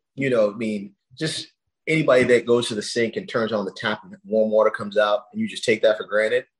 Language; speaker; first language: English; early bilingual, other home language; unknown